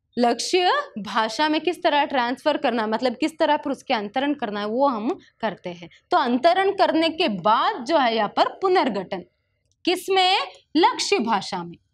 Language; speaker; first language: Hindi; non-native, local second language; Kannada